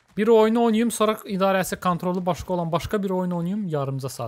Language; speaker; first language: Turkish; non-native, fluent; Azerbaijani